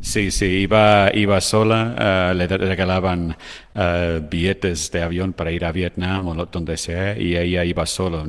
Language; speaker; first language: Spanish; non-native, fluent; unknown